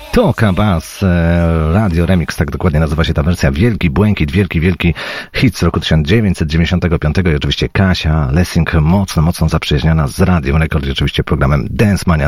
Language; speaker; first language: Polish; native; Polish